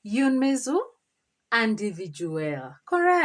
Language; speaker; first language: French; non-native, fluent; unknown